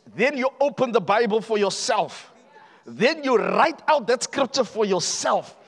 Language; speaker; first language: English; non-native, local second language; Afrikaans